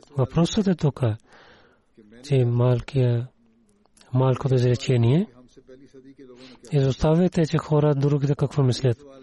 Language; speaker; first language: Bulgarian; non-native, learner; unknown